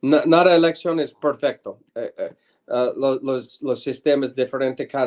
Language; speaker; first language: Spanish; non-native, learner; English